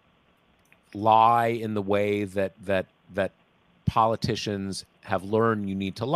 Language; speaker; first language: English; native; English